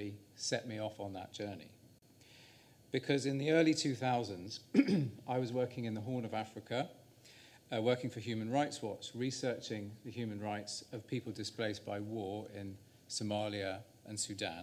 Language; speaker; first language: English; native; English